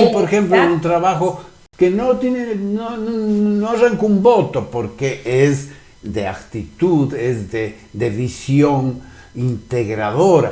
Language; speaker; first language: Spanish; native; Spanish